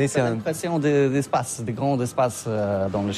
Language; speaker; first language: French; non-native, learner; Polish